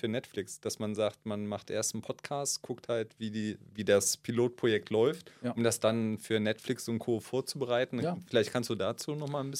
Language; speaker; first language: German; native; German